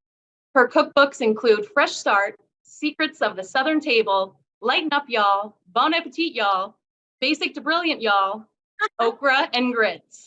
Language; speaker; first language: English; native; English